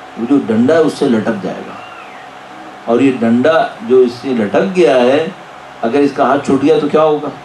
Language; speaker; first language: Urdu; native; Urdu